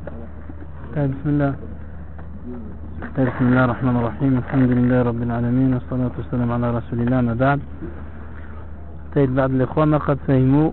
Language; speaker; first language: Arabic; non-native, fluent; French